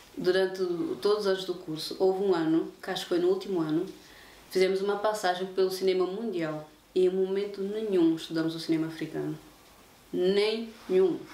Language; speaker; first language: Portuguese; non-native, local second language; Kabuverdianu